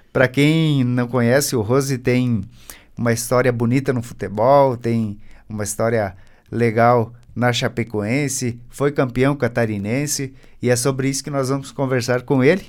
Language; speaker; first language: Portuguese; native; Portuguese